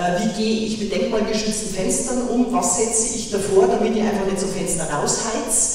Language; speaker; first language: German; native; German